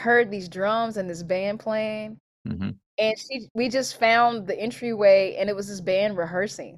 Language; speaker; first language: English; native; English